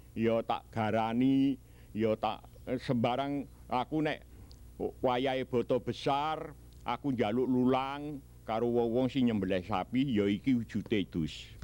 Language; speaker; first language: Javanese; early bilingual, heritage; Javanese